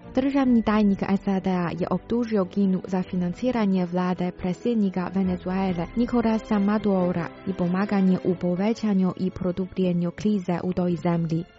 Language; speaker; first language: Croatian; non-native, fluent; Chinese